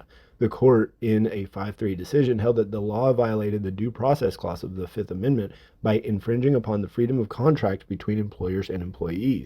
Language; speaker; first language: English; native; English